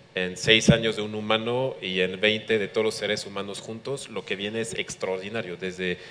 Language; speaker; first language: Spanish; non-native, fluent; French